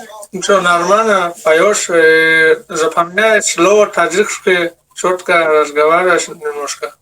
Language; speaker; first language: Russian; non-native, learner; Tajik